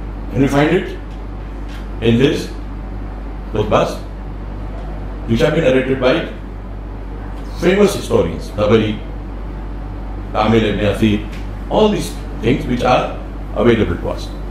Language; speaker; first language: English; non-native, local second language; Urdu